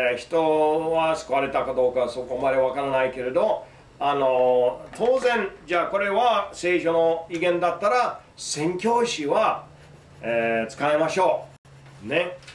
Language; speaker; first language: Japanese; non-native, fluent; English